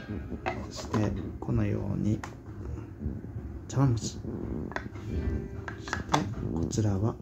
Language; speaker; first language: Japanese; native; Japanese